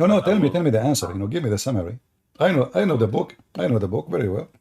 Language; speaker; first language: English; non-native, fluent; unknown